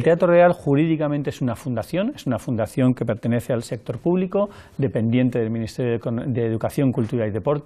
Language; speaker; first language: Spanish; native; Spanish